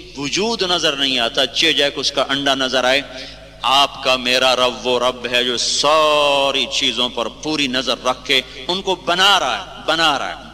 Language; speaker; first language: Urdu; non-native, local second language; Punjabi